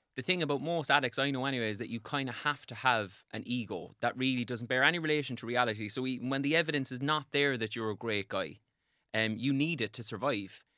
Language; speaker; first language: English; native; English